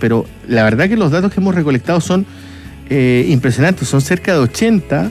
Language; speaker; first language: Spanish; native; Spanish